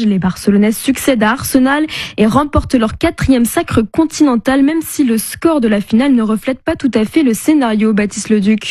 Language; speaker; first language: French; native; French